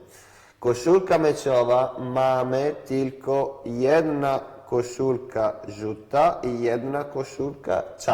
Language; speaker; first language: Polish; non-native, learner; Italian